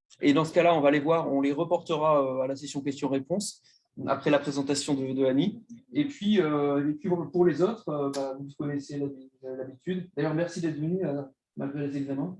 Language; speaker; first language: French; native; French